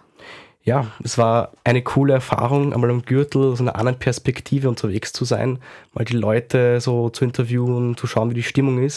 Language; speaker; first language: German; native; German